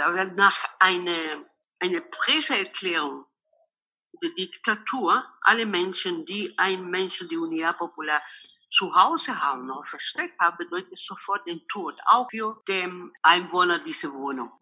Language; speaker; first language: German; non-native, local second language; Spanish